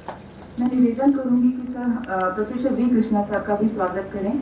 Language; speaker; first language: Hindi; native; Hindi